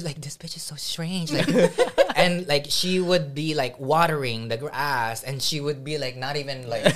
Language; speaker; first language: English; early bilingual, other home language; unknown